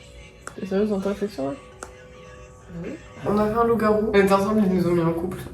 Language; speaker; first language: French; native; French